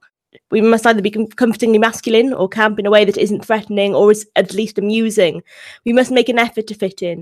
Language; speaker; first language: English; native; English